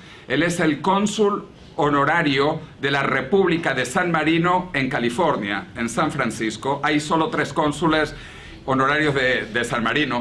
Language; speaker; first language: Spanish; native; Spanish